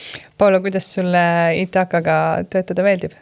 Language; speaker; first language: Estonian; native; Estonian